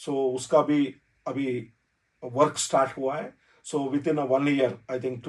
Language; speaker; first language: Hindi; non-native, learner; Telugu